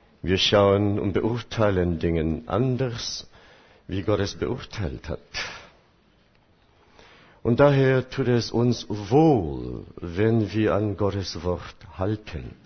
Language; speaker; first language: German; non-native, fluent; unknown